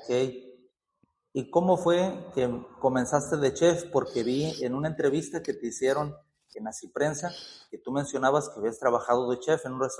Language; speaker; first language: Spanish; native; Spanish